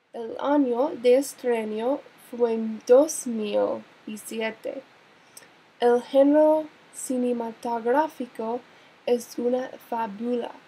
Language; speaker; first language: Spanish; non-native, learner; English